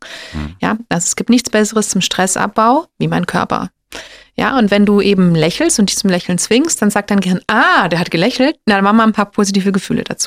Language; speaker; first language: German; native; German